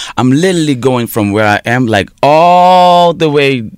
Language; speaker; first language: English; early bilingual, heritage; Portuguese